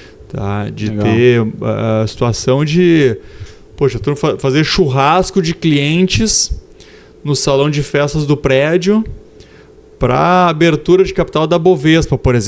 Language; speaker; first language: Portuguese; native; Portuguese